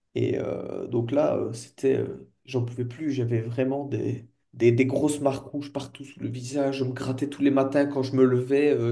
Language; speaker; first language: French; native; French